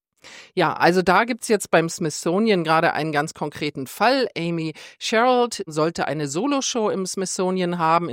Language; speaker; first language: German; native; German